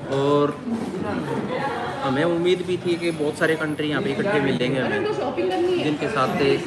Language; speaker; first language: Hindi; native; Hindi